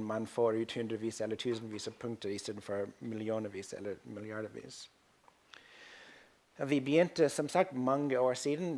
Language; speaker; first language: Norwegian; non-native, fluent; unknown